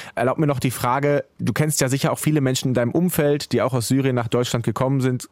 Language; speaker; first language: German; native; German